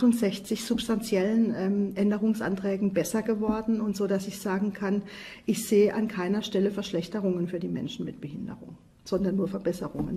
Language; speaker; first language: German; native; German